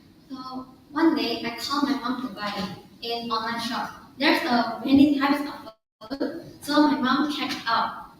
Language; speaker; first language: English; non-native, learner; Indonesian